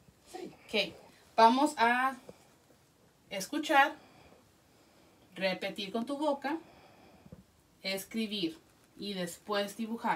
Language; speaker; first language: Spanish; early bilingual, heritage; Spanish